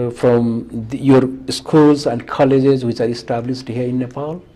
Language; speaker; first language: English; non-native, local second language; Nepali